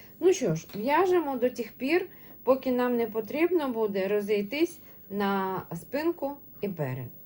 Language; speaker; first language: Ukrainian; non-native, local second language; Russian